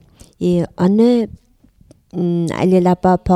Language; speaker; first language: French; non-native, learner; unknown